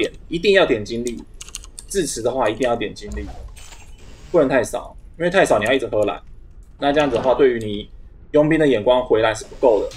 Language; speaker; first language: Chinese; native; Chinese